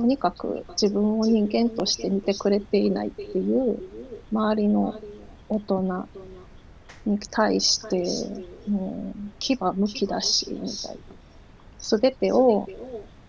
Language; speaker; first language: Japanese; native; Japanese